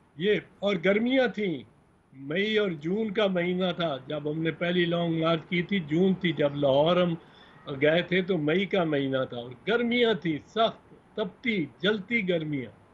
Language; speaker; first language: Urdu; non-native, local second language; Punjabi